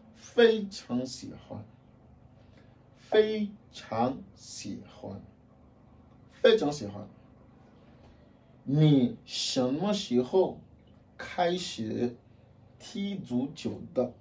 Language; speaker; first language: Chinese; non-native, fluent; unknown